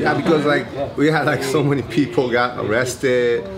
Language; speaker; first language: English; non-native, fluent; Japanese